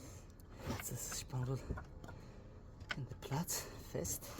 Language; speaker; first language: German; non-native, learner; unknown